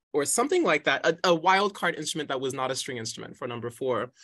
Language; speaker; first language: English; native; English